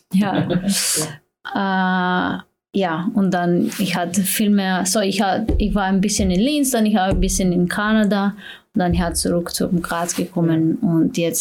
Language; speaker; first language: German; non-native, learner; Slovenian